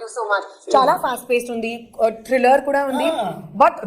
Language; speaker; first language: Telugu; non-native, learner; Hindi